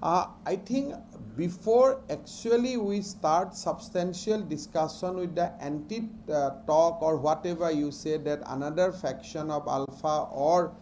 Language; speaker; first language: English; non-native, local second language; Assamese